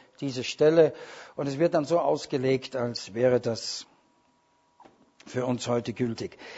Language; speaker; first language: German; native; German